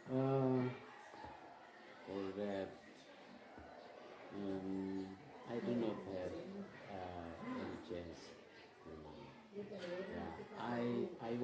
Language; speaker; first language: English; non-native, fluent; Indonesian